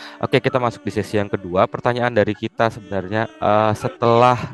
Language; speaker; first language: Indonesian; native; Indonesian